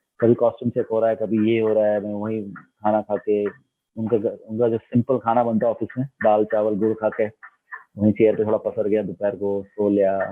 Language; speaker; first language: Hindi; non-native, local second language; Bangla